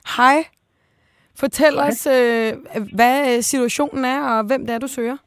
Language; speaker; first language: Danish; native; Danish